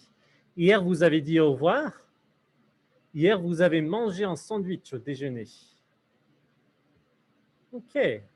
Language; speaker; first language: French; non-native, fluent; English